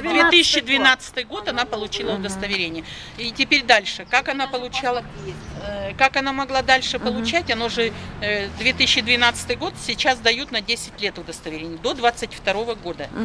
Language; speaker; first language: Russian; native; Russian